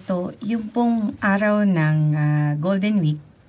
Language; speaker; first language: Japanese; non-native, fluent; Filipino